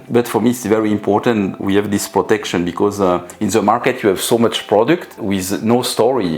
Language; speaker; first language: English; non-native, learner; French